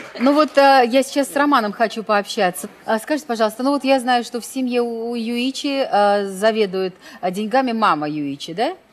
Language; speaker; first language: Russian; native; Russian